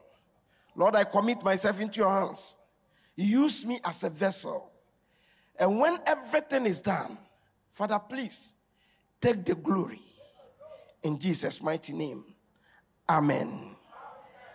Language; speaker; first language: English; non-native, local second language; Akan